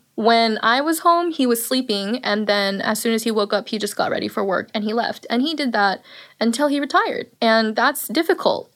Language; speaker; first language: English; native; English